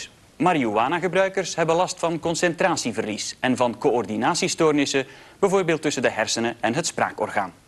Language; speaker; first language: Dutch; native; Dutch